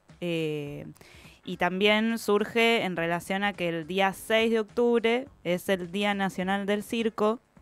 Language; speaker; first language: Spanish; native; Spanish